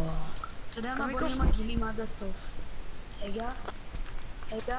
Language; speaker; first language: Hebrew; native; Hebrew